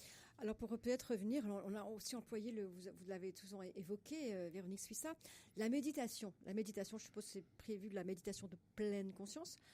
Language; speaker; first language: French; native; French